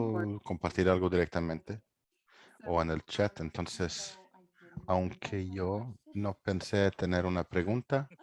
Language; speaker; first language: Spanish; non-native, fluent; English